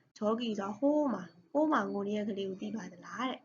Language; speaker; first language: Korean; non-native, learner; Burmese